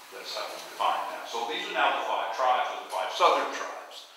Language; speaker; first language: English; native; English